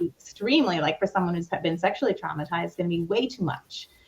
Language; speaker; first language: English; native; English